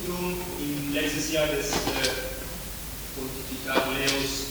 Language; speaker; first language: German; non-native, fluent; Italian